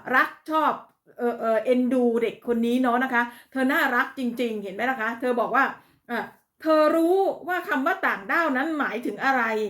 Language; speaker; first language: Thai; native; Thai